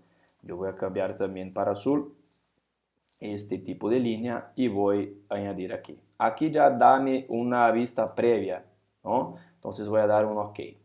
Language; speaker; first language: Spanish; non-native, fluent; Portuguese